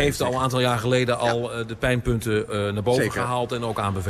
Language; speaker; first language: Dutch; native; Dutch